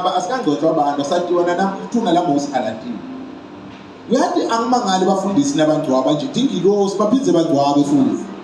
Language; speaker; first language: Zulu; non-native, local second language; Swati